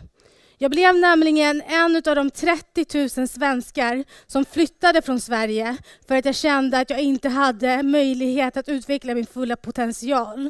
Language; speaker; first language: Swedish; early bilingual, other home language; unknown